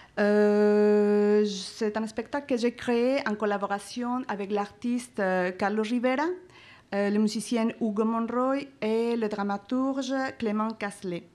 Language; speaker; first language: French; non-native, fluent; Spanish